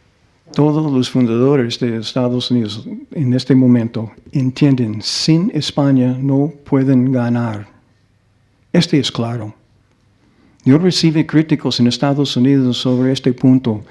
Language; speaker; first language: Spanish; non-native, fluent; English